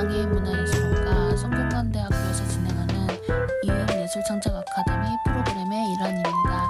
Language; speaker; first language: Korean; native; Korean